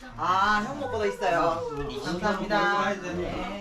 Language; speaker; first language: Korean; native; Korean